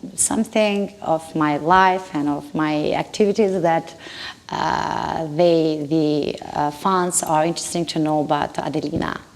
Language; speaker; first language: English; non-native, fluent; Albanian